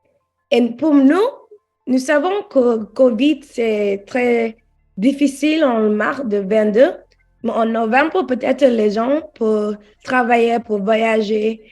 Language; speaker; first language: French; non-native, learner; English